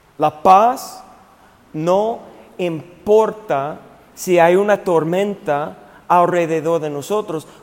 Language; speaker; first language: Spanish; non-native, fluent; English